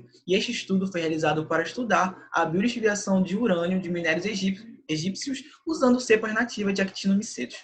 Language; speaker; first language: Portuguese; native; Portuguese